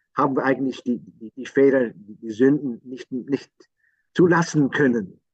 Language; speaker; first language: German; non-native, fluent; English